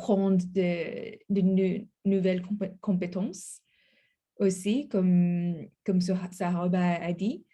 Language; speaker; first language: French; non-native, learner; English